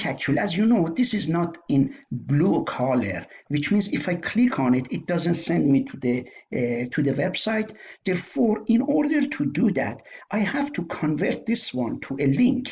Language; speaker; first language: English; non-native, fluent; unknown